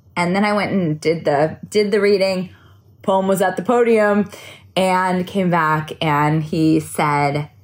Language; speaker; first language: English; native; English